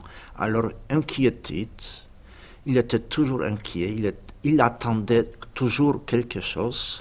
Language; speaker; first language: French; non-native, fluent; Polish